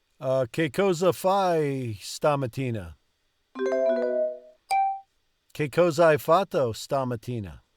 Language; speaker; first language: Italian; non-native, learner; English